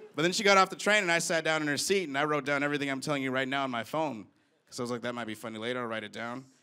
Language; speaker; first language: English; native; English